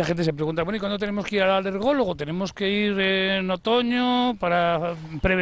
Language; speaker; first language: Spanish; native; Spanish